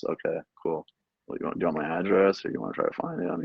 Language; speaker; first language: English; native; English